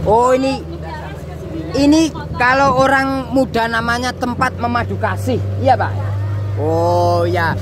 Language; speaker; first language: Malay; non-native, local second language; Javanese